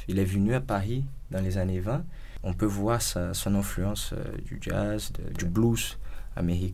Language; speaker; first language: French; non-native, fluent; Portuguese